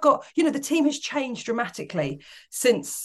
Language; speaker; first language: English; native; English